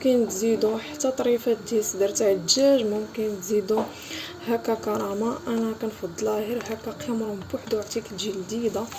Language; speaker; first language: Arabic; native; Arabic